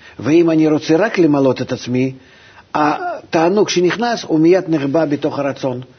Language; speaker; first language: Hebrew; non-native, fluent; Russian